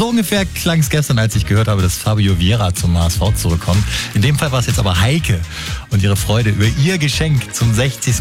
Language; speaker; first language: German; native; German